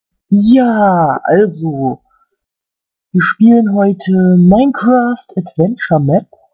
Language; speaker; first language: German; native; German